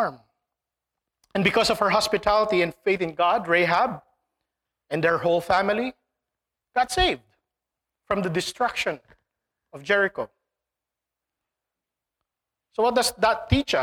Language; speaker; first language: English; non-native, local second language; Filipino